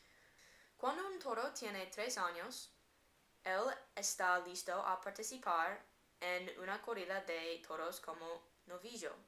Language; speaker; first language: Spanish; non-native, learner; English